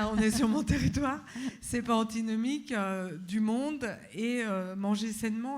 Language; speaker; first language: French; native; French